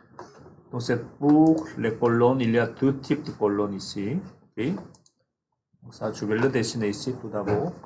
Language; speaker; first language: French; non-native, fluent; Korean